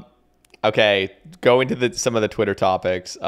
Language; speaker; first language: English; native; English